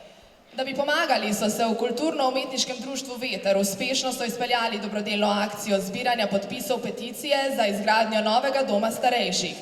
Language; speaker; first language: Slovenian; native; Slovenian